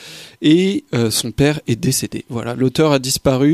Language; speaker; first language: French; native; French